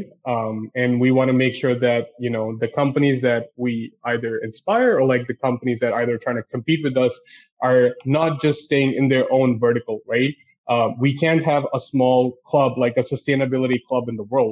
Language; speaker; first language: English; non-native, local second language; Urdu